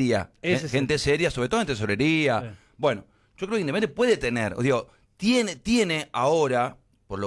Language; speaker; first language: Spanish; native; Spanish